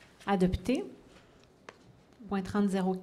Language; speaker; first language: French; native; French